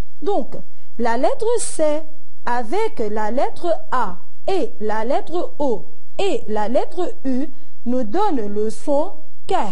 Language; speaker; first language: French; non-native, local second language; Arabic